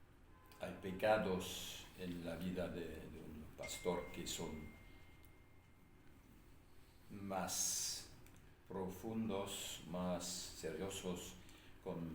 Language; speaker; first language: Spanish; non-native, fluent; English